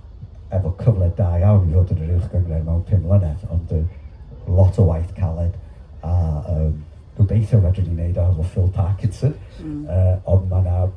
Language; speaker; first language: Welsh; native; Welsh